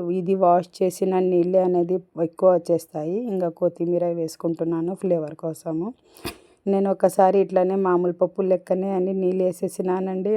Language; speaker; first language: Telugu; non-native, local second language; Urdu